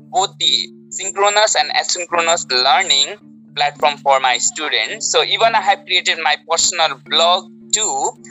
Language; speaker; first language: English; non-native, local second language; Nepali